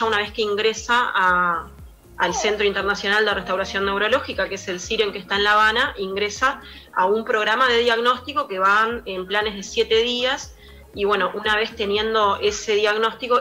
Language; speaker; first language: Spanish; native; Spanish